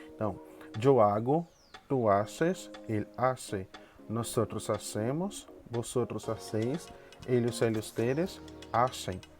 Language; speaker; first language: Spanish; non-native, fluent; Portuguese